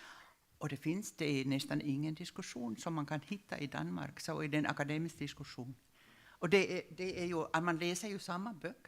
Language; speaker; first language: Swedish; non-native, local second language; Finnish